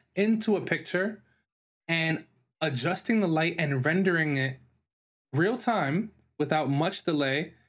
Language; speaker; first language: English; native; English